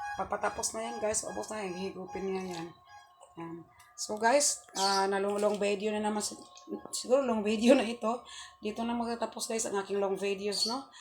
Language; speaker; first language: Filipino; non-native, local second language; Cebuano